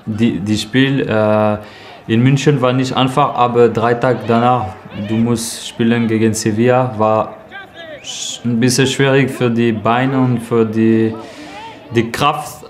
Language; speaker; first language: German; non-native, learner; French